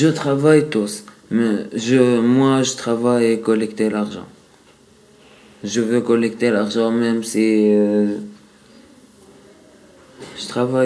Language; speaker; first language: French; non-native, learner; Arabic